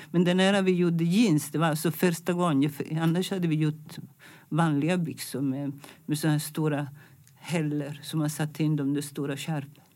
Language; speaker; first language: Swedish; non-native, fluent; Italian